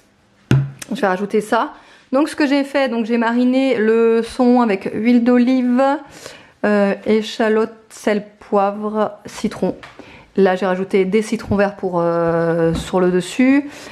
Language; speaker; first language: French; native; French